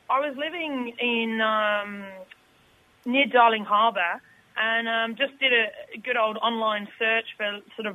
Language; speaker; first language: English; native; English